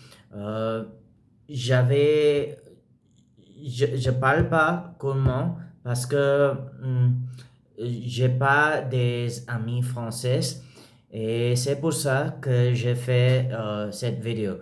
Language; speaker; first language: French; non-native, learner; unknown